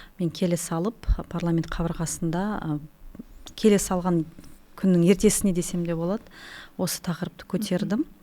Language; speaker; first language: Kazakh; non-native, local second language; Russian